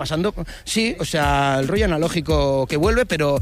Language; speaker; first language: Spanish; native; Spanish